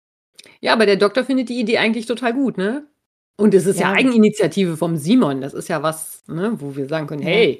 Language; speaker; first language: German; native; German